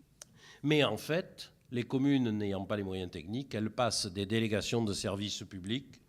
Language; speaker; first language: French; native; French